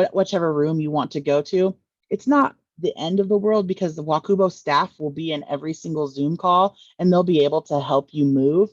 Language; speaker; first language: English; native; English